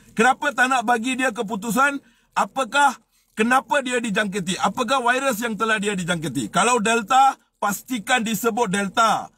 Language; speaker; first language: Malay; non-native, local second language; Tamil